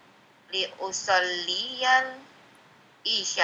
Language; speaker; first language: Arabic; non-native, learner; Indonesian